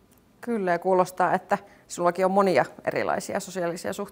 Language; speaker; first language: Finnish; native; Finnish